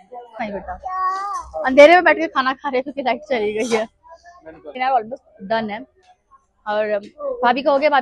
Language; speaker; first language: Hindi; non-native, local second language; Bangla